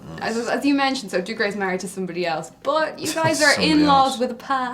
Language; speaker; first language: English; native; English